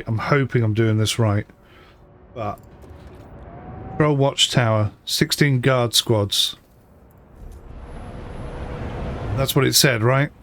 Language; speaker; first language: English; native; English